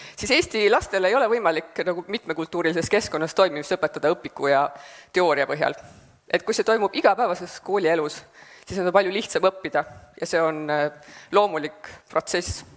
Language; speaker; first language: Estonian; native; Estonian